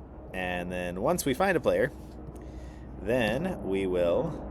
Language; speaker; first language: English; native; English